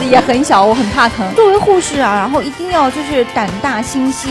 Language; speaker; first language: Chinese; native; Chinese